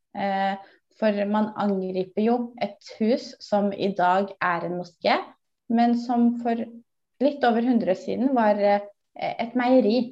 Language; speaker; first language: Norwegian; early bilingual, other home language; Somali